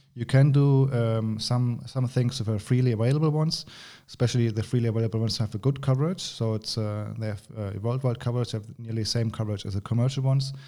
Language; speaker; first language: English; non-native, fluent; German